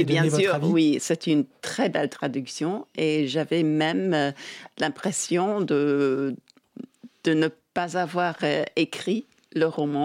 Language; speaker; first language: French; non-native, fluent; English